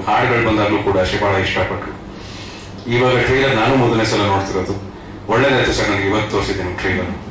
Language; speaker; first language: Kannada; native; Kannada